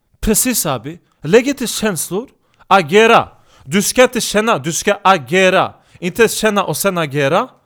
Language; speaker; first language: Swedish; early bilingual, other home language; Turkish